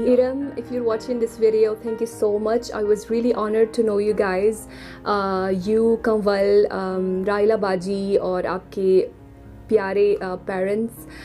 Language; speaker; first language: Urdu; non-native, fluent; Arabic